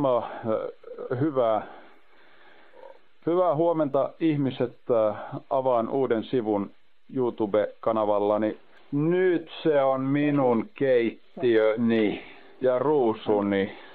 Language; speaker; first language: Finnish; non-native, learner; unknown